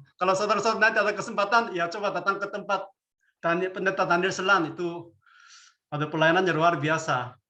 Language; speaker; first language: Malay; non-native, fluent; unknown